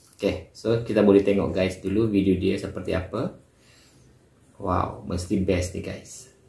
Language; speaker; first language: Malay; native; Malay